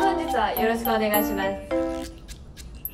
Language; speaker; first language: Japanese; native; Japanese